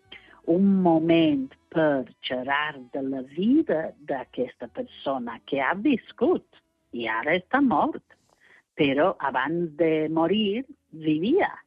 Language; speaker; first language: Catalan; non-native, fluent; English